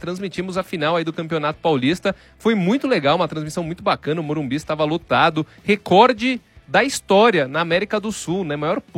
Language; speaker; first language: Portuguese; native; Portuguese